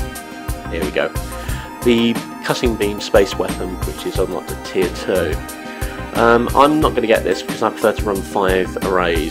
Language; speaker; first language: English; native; English